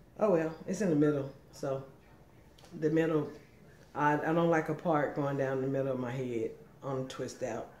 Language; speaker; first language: English; native; English